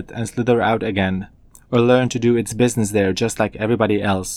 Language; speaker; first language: English; non-native, fluent; Finnish